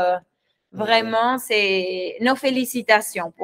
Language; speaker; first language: French; non-native, fluent; Spanish